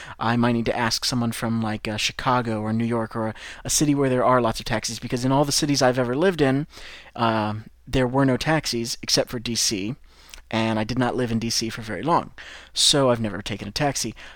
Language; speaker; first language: English; native; English